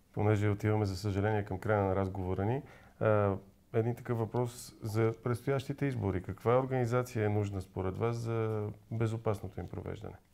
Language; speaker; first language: Bulgarian; native; Bulgarian